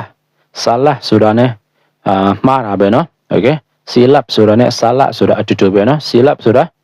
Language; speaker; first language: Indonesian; non-native, fluent; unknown